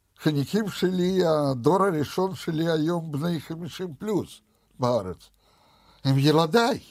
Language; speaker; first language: Hebrew; non-native, fluent; Russian